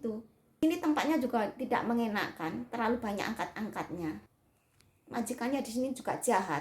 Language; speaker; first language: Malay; non-native, local second language; Javanese